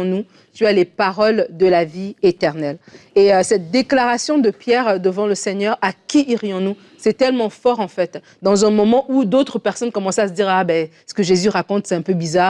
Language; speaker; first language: French; native; French